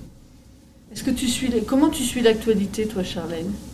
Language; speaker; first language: French; native; French